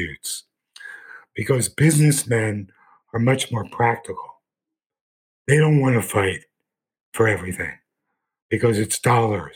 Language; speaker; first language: English; native; English